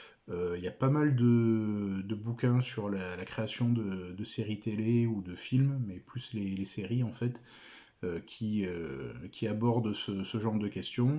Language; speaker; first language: French; native; French